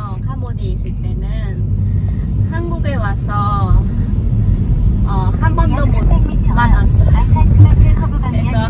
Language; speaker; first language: Korean; non-native, learner; Khmer